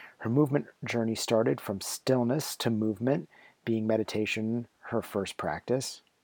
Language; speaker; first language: English; native; English